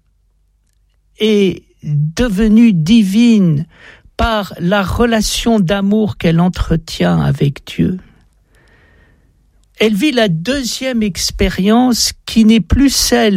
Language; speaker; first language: French; native; French